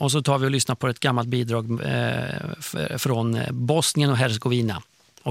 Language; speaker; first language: Swedish; native; Swedish